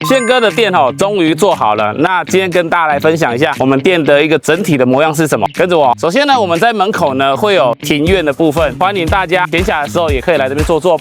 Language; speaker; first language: Chinese; native; Chinese